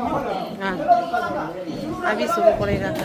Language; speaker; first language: Hindi; non-native, local second language; Adi